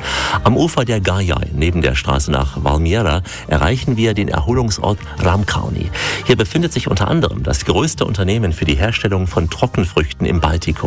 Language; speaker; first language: German; native; German